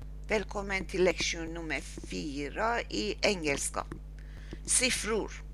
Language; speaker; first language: Swedish; non-native, learner; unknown